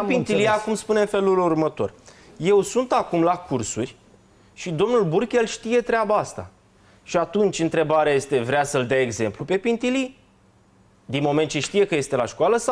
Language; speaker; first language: Romanian; native; Romanian